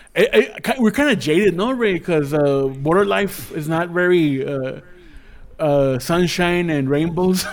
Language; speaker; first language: English; early bilingual, other home language; Spanish